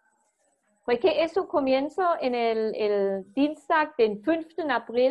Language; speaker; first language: Spanish; non-native, fluent; German